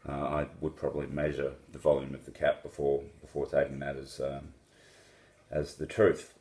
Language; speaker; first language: English; native; English